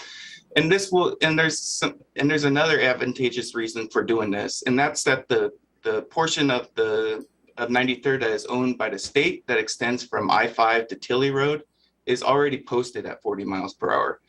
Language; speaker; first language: English; native; English